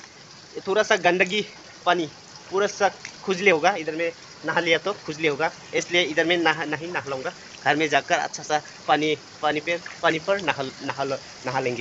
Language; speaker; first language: Hindi; non-native, local second language; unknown